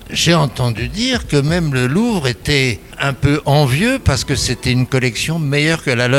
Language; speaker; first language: French; native; French